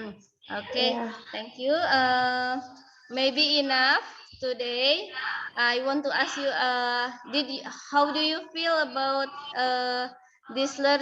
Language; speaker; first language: English; non-native, learner; Indonesian